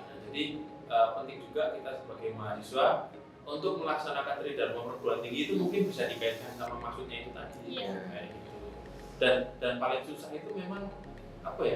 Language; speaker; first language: Indonesian; native; Indonesian